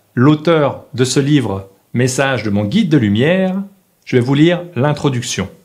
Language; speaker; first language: French; native; French